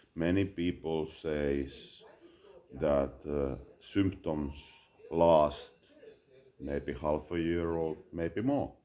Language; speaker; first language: English; non-native, learner; Finnish